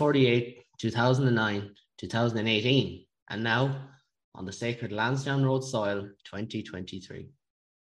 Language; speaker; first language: English; native; English